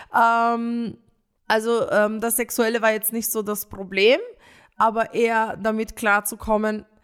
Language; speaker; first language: German; early bilingual, other home language; Romanian